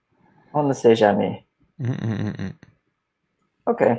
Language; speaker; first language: French; non-native, fluent; English